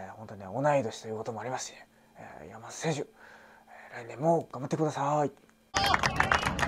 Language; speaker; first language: Japanese; native; Japanese